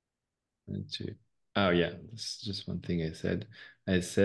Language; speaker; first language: English; non-native, fluent; French